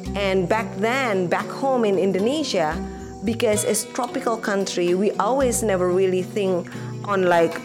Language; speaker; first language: English; non-native, fluent; Indonesian